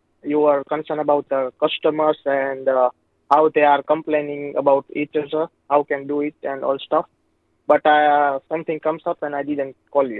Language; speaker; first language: English; non-native, local second language; Gujarati